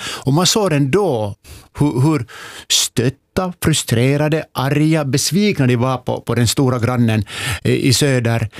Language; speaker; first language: Swedish; native; Swedish